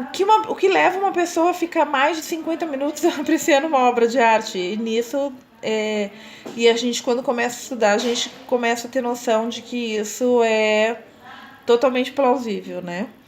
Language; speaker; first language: Portuguese; native; Portuguese